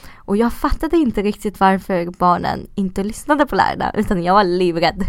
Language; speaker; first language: Swedish; early bilingual, other home language; Russian